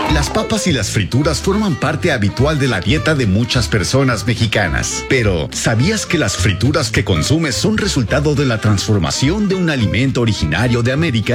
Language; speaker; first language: Spanish; native; Spanish